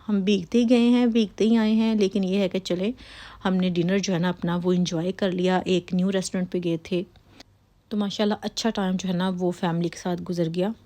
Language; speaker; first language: Urdu; native; Urdu